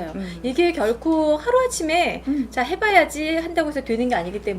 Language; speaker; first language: Korean; native; Korean